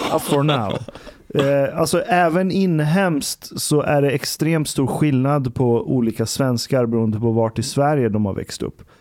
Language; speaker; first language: Swedish; early bilingual, other home language; Persian